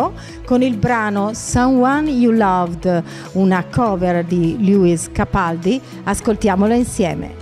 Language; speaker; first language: Italian; native; Italian